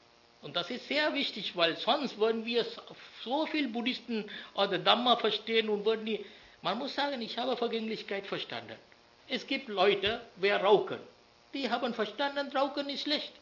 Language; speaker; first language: German; non-native, learner; Sinhala